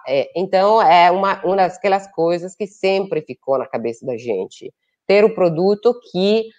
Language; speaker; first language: Portuguese; non-native, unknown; Italian